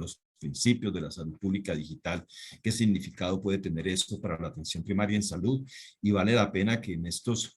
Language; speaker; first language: Spanish; native; Spanish